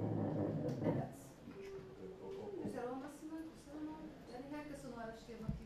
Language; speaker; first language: Turkish; non-native, fluent; Hungarian